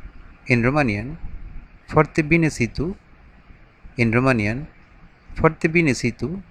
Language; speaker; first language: Romanian; non-native, learner; Bangla